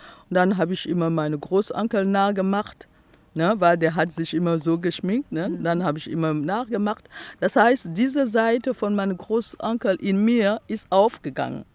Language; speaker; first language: German; non-native, local second language; French